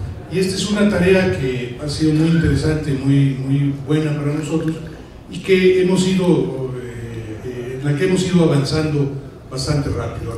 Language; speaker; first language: Spanish; native; Spanish